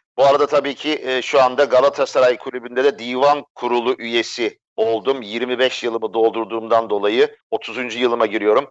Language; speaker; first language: Turkish; native; Turkish